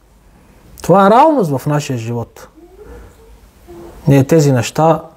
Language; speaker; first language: Bulgarian; non-native, local second language; Turkish